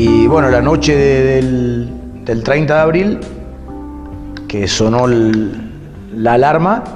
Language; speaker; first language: Spanish; native; Spanish